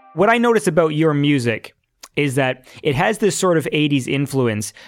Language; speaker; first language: English; native; English